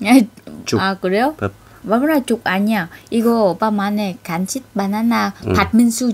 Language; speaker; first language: Korean; non-native, learner; Vietnamese